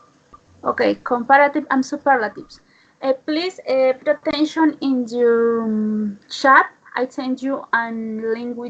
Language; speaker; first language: English; non-native, learner; Spanish